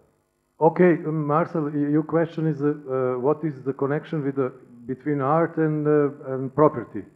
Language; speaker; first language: English; non-native, learner; Serbian